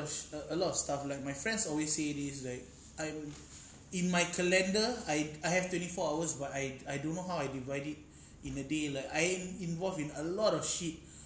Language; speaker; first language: English; native; English